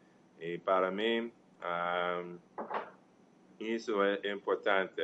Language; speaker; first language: Spanish; non-native, fluent; English